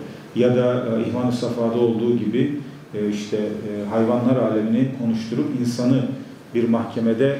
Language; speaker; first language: Turkish; native; Turkish